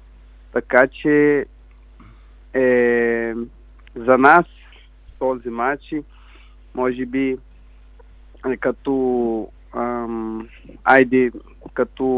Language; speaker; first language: Bulgarian; non-native, learner; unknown